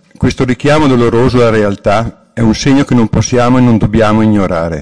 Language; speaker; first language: Italian; native; Italian